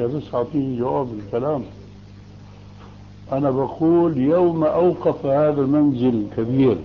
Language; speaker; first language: Arabic; early bilingual, other home language; Albanian